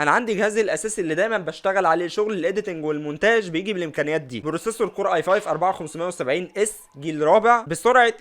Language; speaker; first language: Arabic; native; Arabic